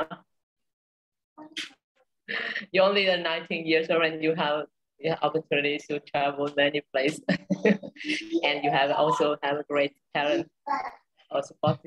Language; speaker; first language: English; non-native, learner; Vietnamese